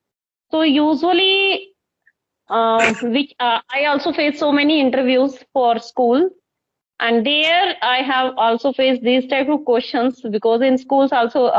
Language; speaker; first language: English; non-native, local second language; Hindi